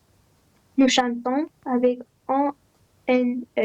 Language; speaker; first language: French; non-native, learner; Romanian